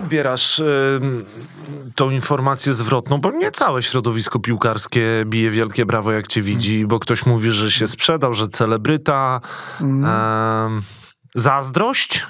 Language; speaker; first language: Polish; native; Polish